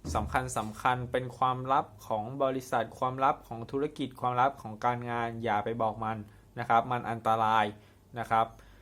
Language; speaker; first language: Thai; native; Thai